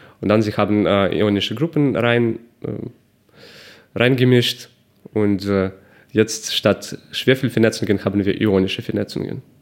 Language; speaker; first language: German; non-native, fluent; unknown